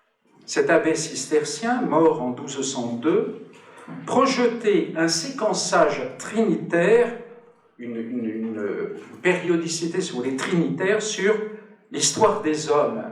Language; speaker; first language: French; native; French